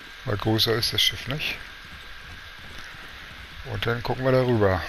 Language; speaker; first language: German; native; German